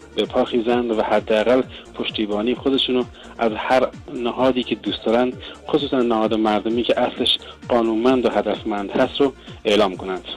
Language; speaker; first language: Persian; native; Persian